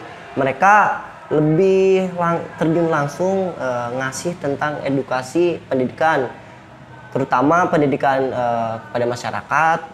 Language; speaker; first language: Indonesian; native; Indonesian